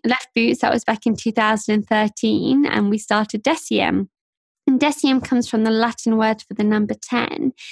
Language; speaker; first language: English; native; English